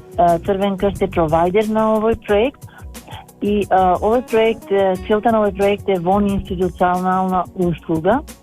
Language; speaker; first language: Macedonian; non-native, local second language; Albanian